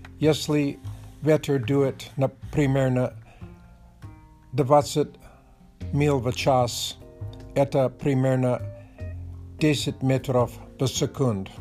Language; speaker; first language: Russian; non-native, learner; English